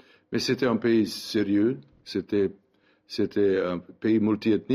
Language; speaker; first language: French; non-native, learner; Serbian